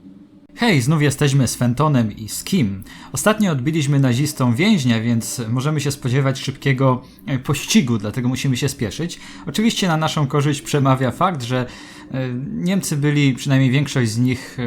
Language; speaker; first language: Polish; native; Polish